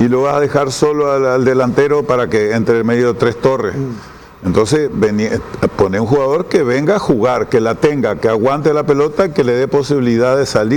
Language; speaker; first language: Spanish; native; Spanish